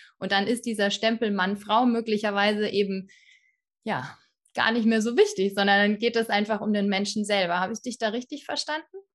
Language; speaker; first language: German; native; German